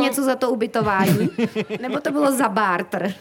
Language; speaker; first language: Czech; native; Czech